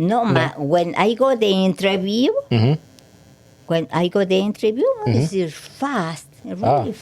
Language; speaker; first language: English; non-native, learner; Spanish